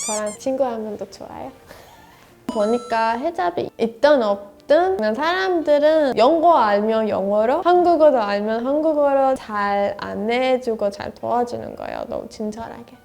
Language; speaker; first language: Korean; non-native, learner; Persian